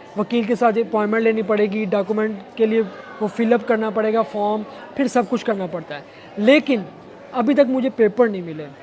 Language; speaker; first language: Urdu; non-native, local second language; Punjabi